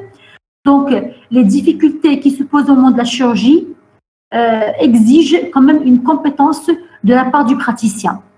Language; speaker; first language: French; non-native, local second language; Arabic